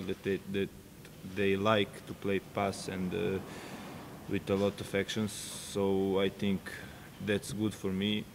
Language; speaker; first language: English; non-native, fluent; Serbian